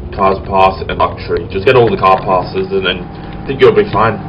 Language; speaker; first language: English; native; English